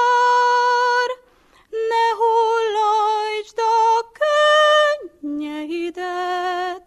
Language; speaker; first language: Hungarian; native; Hungarian